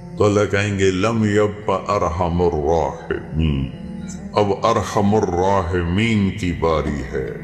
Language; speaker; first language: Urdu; non-native, local second language; Punjabi